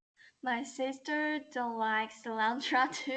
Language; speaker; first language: English; non-native, learner; Chinese